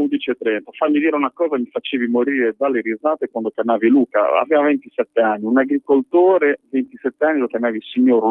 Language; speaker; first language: Italian; native; Italian